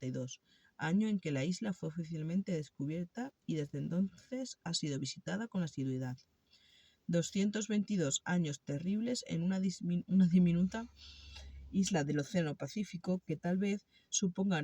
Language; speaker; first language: Spanish; native; Spanish